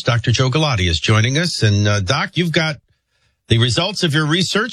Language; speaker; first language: English; native; English